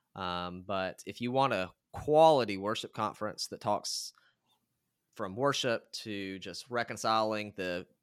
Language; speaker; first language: English; native; English